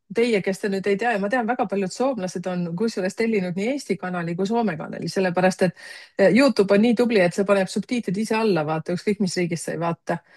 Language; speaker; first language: Estonian; native; Estonian